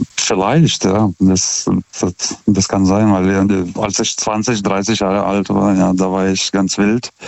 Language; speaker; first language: German; non-native, fluent; Lithuanian